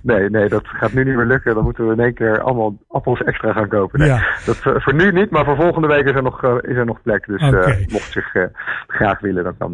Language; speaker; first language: Dutch; native; Dutch